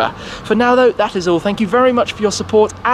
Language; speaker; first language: English; native; English